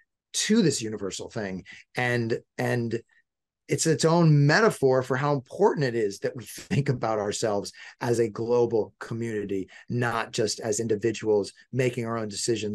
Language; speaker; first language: English; native; English